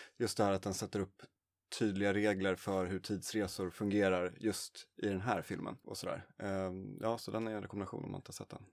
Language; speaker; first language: Swedish; native; Swedish